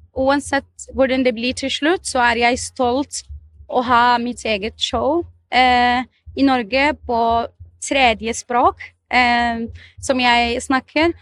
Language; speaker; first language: Norwegian; non-native, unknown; Spanish